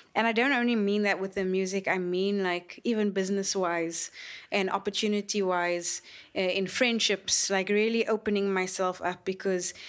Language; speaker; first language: English; native; English